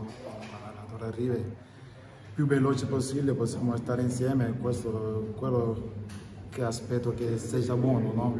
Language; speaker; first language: Italian; non-native, learner; Spanish